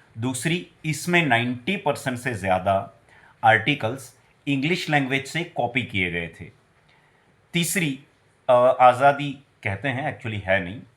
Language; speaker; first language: Hindi; non-native, local second language; Gujarati